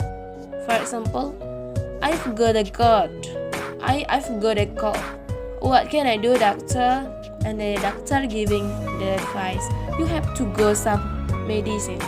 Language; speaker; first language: English; non-native, learner; Indonesian